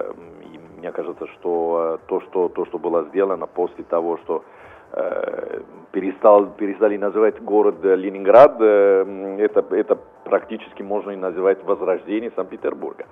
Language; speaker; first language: Russian; non-native, fluent; Italian